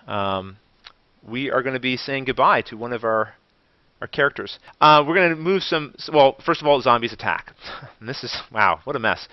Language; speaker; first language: English; native; English